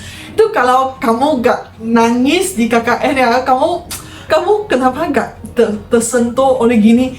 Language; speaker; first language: Indonesian; non-native, fluent; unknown